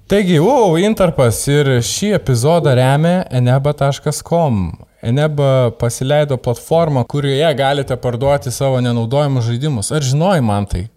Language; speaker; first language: Lithuanian; native; Lithuanian